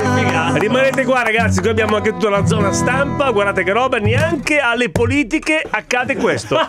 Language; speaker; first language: Italian; native; Italian